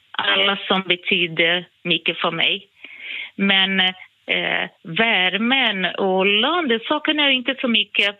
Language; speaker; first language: Swedish; non-native, fluent; Portuguese